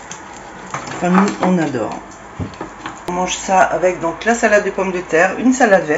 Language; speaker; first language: French; native; French